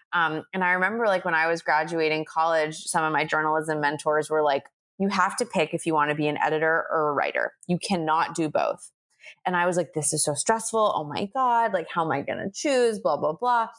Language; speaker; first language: English; native; English